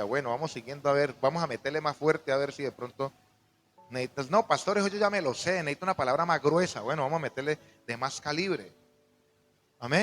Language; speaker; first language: Spanish; native; Spanish